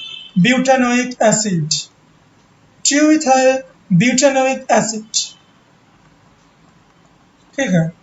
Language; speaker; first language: Hindi; non-native, local second language; Bangla